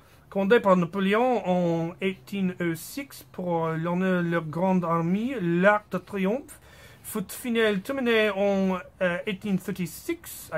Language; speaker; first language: French; non-native, learner; English